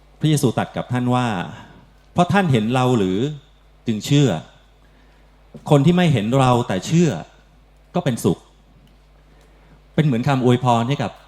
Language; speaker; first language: Thai; native; Thai